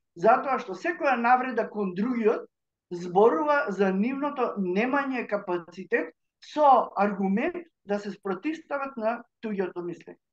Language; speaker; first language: Macedonian; native; Macedonian